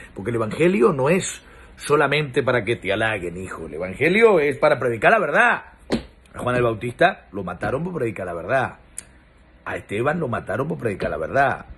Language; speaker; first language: Spanish; non-native, fluent; Persian